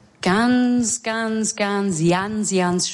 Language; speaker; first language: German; non-native, learner; English